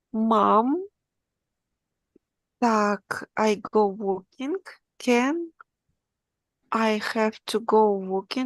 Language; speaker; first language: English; non-native, learner; Russian